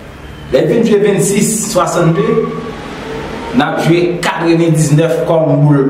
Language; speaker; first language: French; non-native, local second language; Haitian Creole